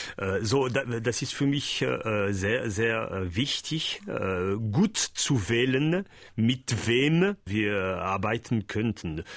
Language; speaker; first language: German; non-native, learner; French